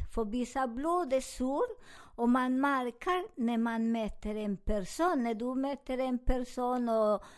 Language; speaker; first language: Swedish; non-native, learner; Spanish